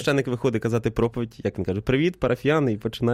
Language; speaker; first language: Ukrainian; native; Ukrainian